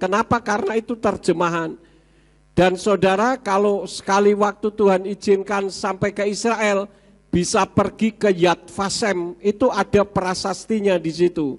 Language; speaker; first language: Indonesian; native; Indonesian